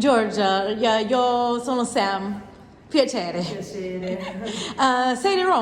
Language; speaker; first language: Italian; non-native, learner; English